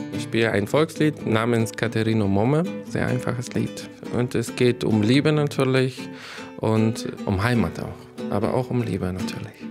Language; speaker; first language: German; non-native, fluent; Bulgarian